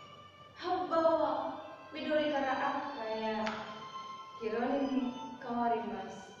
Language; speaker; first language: Japanese; non-native, learner; Indonesian